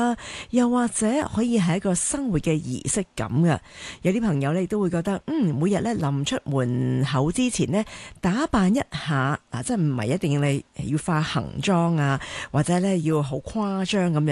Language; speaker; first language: Cantonese; native; Cantonese